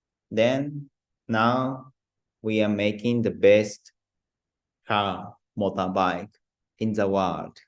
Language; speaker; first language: English; non-native, learner; Japanese